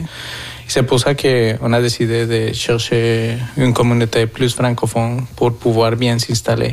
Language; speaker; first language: French; non-native, fluent; Spanish